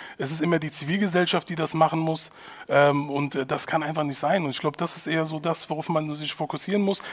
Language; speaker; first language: German; native; German